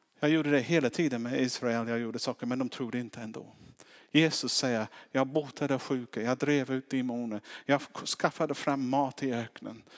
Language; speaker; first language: Swedish; non-native, fluent; English